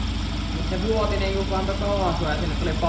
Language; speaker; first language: Finnish; native; Finnish